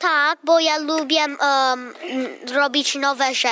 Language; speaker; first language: Polish; early bilingual, heritage; Polish